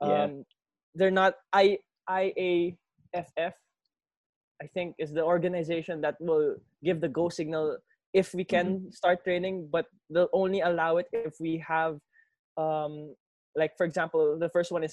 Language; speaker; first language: English; non-native, local second language; Filipino